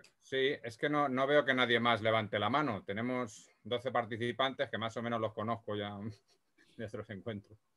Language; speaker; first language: Spanish; native; Spanish